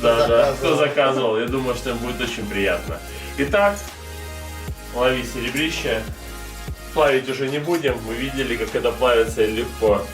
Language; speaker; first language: Russian; native; Russian